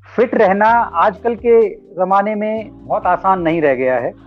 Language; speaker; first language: Hindi; native; Hindi